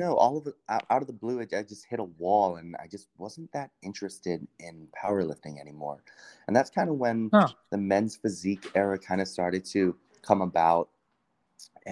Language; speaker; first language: English; native; English